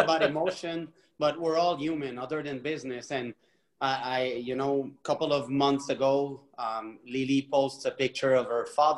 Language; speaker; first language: English; non-native, fluent; French